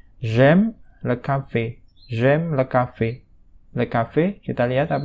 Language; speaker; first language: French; non-native, fluent; Indonesian